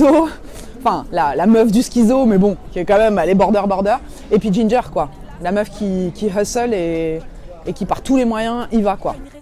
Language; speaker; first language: French; native; French